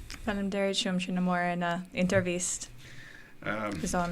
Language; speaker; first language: Albanian; early bilingual, heritage; Albanian